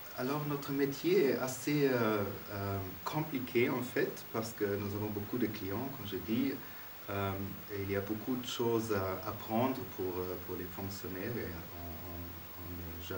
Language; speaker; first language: French; non-native, fluent; German